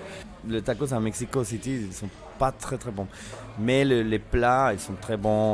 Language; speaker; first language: French; non-native, fluent; Spanish